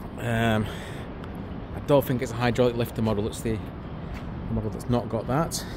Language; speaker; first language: English; native; English